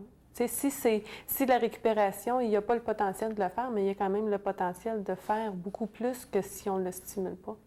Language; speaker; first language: French; native; French